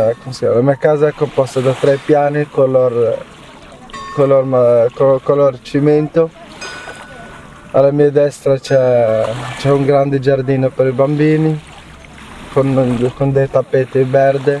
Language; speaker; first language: Italian; non-native, learner; Arabic